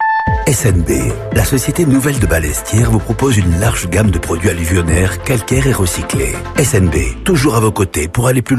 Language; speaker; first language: French; native; French